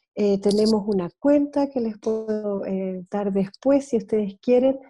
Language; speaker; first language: Spanish; early bilingual, heritage; Spanish